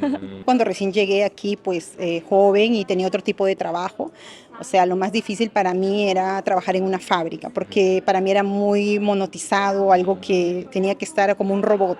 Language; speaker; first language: Spanish; native; Spanish